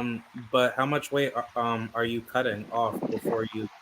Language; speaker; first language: English; native; English